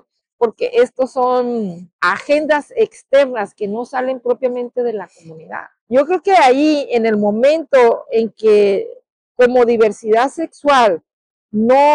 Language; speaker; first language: Spanish; native; Spanish